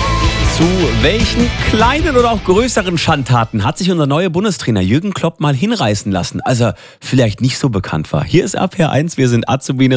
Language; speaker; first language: German; native; German